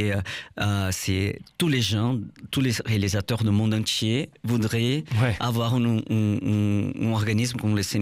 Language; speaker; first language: French; non-native, fluent; Portuguese